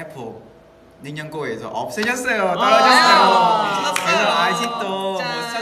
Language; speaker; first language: Korean; non-native, fluent; Vietnamese